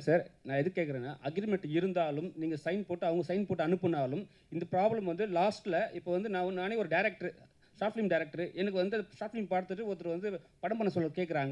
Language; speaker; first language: Tamil; native; Tamil